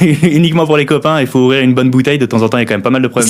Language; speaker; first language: French; native; French